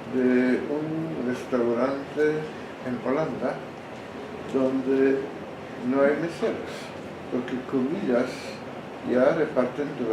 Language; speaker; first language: Spanish; non-native, fluent; Polish